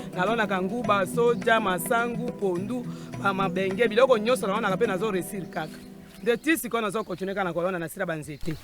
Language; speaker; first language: Lingala; native; Lingala